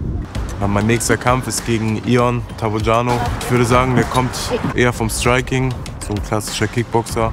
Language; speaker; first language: German; native; German